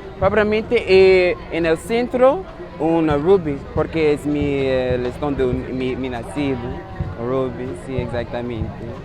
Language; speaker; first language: Spanish; non-native, learner; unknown